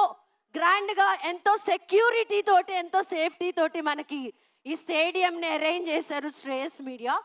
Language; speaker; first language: Telugu; native; Telugu